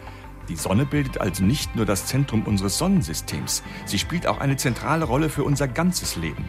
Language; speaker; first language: German; native; German